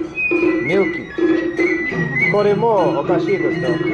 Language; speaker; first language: Japanese; non-native, learner; English